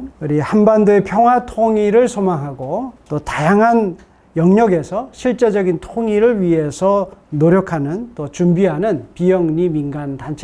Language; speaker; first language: Korean; native; Korean